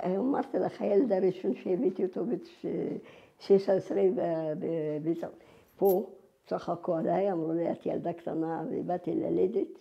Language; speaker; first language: Hebrew; non-native, fluent; Arabic